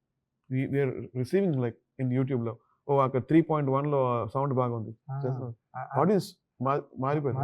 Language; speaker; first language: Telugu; non-native, learner; Tamil